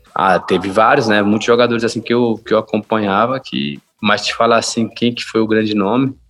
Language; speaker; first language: Portuguese; native; Portuguese